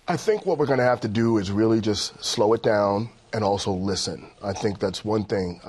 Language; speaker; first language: English; native; English